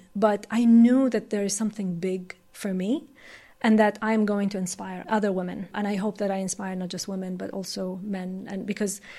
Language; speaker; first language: English; non-native, fluent; Arabic